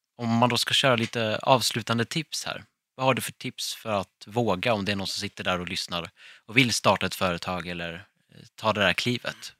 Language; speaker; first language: Swedish; native; Swedish